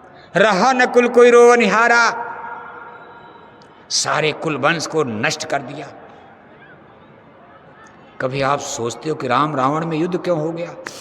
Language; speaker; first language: Hindi; native; Hindi